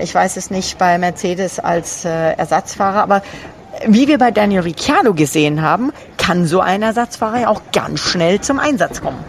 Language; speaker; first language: German; native; German